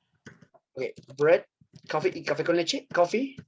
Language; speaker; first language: Spanish; native; Spanish